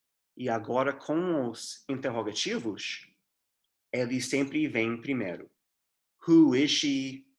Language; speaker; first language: Portuguese; non-native, fluent; English